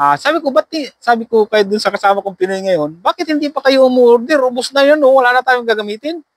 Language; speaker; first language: Filipino; native; Filipino